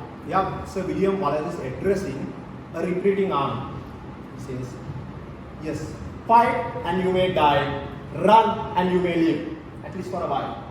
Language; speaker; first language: English; non-native, local second language; Sinhala